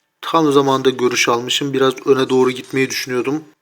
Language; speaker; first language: Turkish; native; Turkish